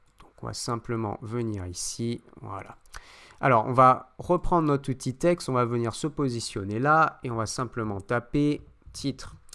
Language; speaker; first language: French; native; French